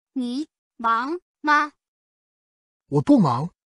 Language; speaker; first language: Chinese; non-native, learner; English